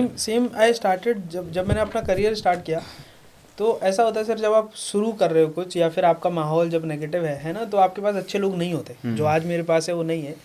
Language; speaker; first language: Hindi; native; Hindi